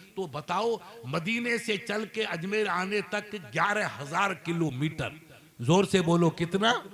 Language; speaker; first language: Urdu; non-native, local second language; Sindhi